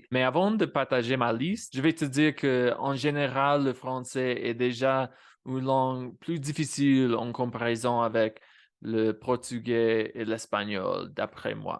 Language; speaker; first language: French; non-native, fluent; English